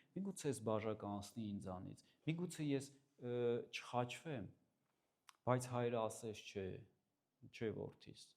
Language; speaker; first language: Armenian; native; Armenian